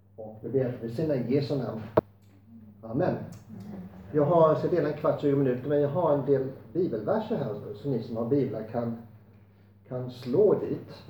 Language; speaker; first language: Swedish; non-native, fluent; English